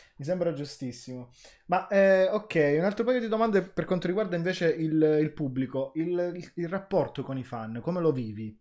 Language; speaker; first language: Italian; native; Italian